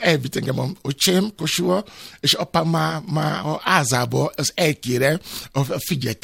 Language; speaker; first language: Hungarian; non-native, learner; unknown